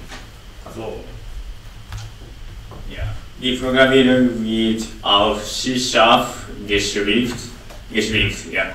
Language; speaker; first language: German; non-native, learner; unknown